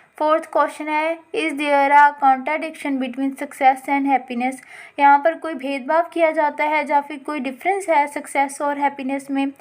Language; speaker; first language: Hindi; non-native, local second language; Punjabi